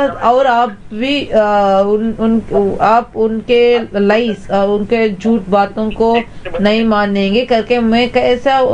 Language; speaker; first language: Hindi; non-native, local second language; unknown